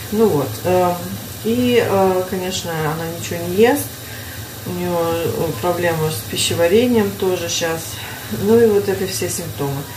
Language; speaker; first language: Russian; early bilingual, heritage; Russian